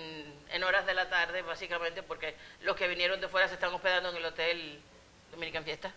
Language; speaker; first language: Spanish; native; Spanish